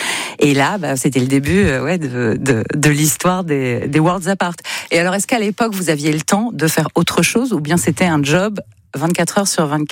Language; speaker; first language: French; native; French